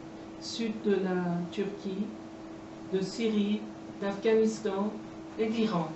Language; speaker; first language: French; non-native, fluent; Persian